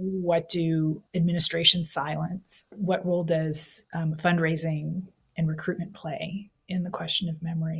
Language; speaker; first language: English; native; English